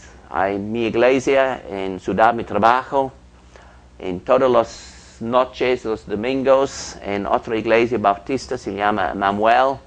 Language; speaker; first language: Spanish; non-native, fluent; English